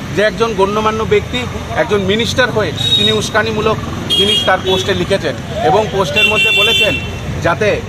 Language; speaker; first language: Bangla; native; Bangla